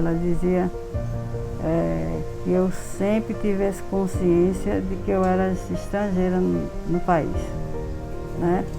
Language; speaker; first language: Portuguese; early bilingual, other home language; Japanese